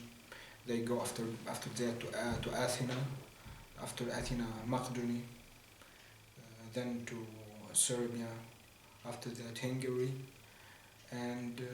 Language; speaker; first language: English; non-native, learner; Arabic